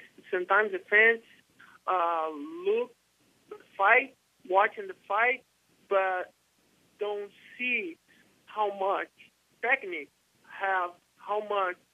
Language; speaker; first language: English; non-native, learner; Portuguese